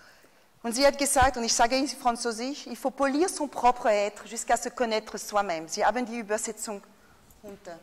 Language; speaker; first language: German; non-native, fluent; French